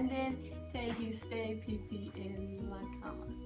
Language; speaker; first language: Spanish; non-native, learner; English